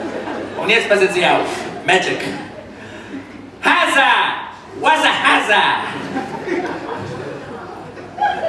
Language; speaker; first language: German; non-native, fluent; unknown